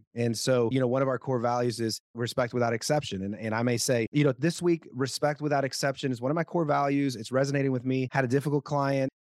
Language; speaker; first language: English; non-native, fluent; Spanish